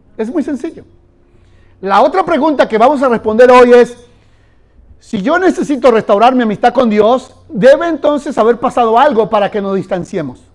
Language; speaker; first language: Spanish; native; Spanish